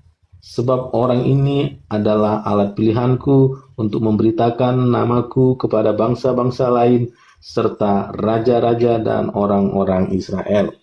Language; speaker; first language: Indonesian; native; Indonesian